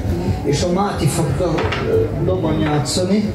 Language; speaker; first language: Hungarian; non-native, fluent; German